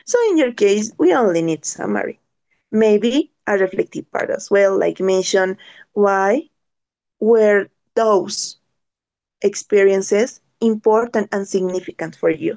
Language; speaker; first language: English; non-native, learner; Spanish